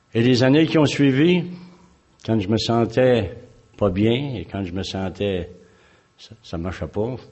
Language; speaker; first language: French; native; French